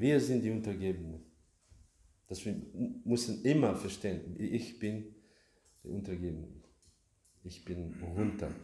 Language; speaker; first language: German; non-native, learner; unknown